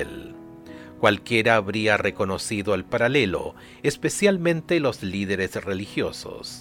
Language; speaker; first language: Spanish; native; Spanish